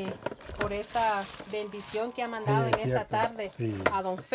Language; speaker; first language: Spanish; native; Spanish